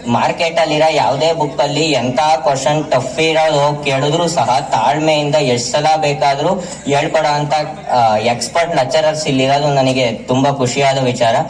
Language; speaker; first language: Kannada; native; Kannada